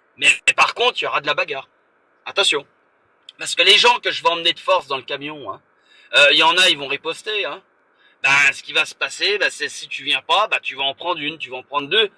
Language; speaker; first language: French; native; French